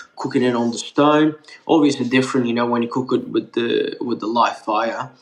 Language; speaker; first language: English; non-native, fluent; Turkish